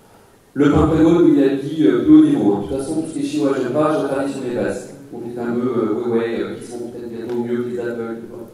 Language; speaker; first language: French; native; French